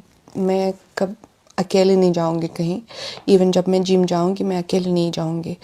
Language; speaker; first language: Hindi; non-native, fluent; Russian